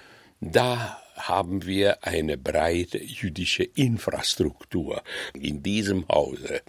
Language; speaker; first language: German; non-native, fluent; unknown